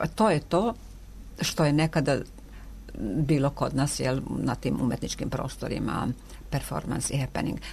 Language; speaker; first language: Serbian; non-native, local second language; Hungarian